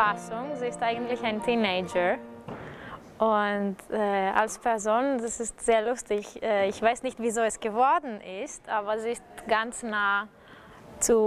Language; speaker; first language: German; non-native, fluent; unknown